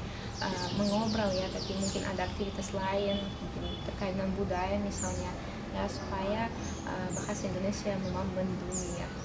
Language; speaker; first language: Indonesian; non-native, fluent; Russian